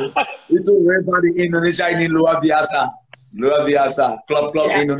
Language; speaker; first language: Indonesian; non-native, fluent; English